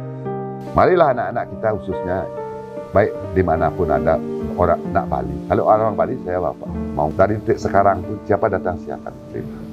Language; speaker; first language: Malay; non-native, local second language; Balinese